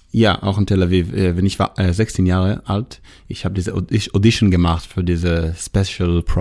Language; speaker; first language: German; non-native, learner; Hebrew